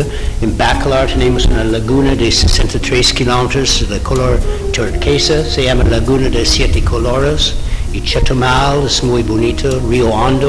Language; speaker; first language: Spanish; non-native, learner; English